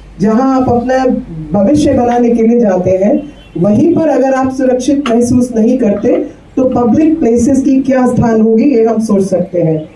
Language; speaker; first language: Hindi; native; Hindi